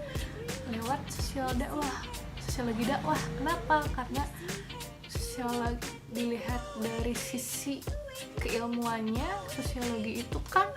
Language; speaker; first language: Indonesian; native; Indonesian